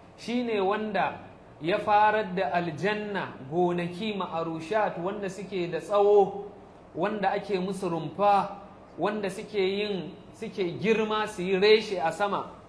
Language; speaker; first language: Hausa; native; Hausa